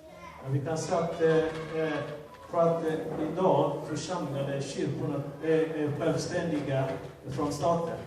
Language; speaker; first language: Swedish; non-native, fluent; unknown